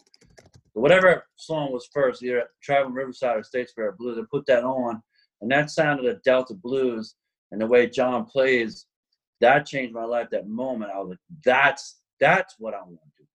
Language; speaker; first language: English; native; English